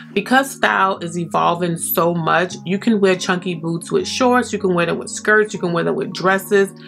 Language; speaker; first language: English; native; English